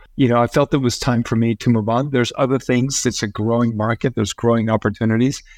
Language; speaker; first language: English; early bilingual, other home language; Spanish